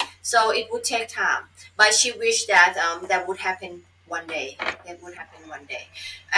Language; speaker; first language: English; non-native, fluent; Thai